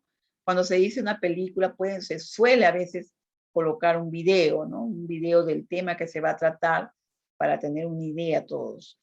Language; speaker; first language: Spanish; native; Spanish